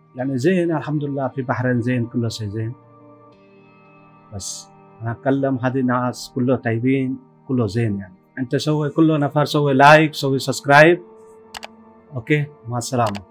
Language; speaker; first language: Arabic; non-native, learner; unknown